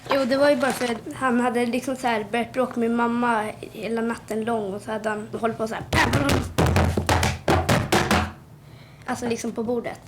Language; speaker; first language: Swedish; native; Swedish